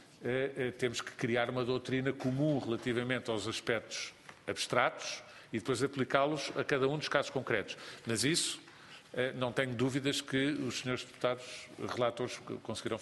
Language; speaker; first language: Portuguese; native; Portuguese